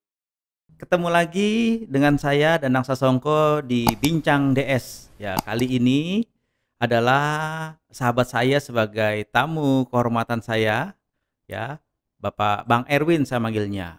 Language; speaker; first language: Indonesian; native; Indonesian